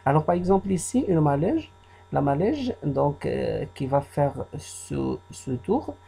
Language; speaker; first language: French; non-native, local second language; Arabic